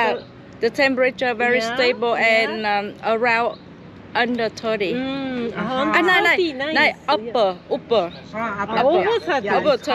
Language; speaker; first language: English; non-native, learner; Vietnamese